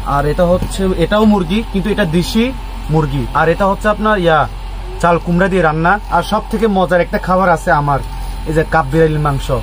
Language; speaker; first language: Bangla; non-native, local second language; Marma